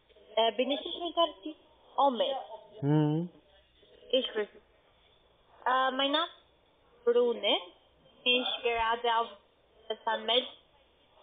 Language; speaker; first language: German; non-native, learner; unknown